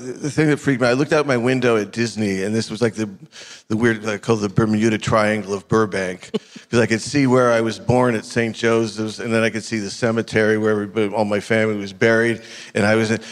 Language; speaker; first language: English; native; English